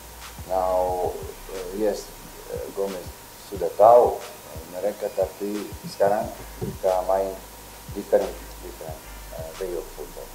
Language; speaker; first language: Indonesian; non-native, learner; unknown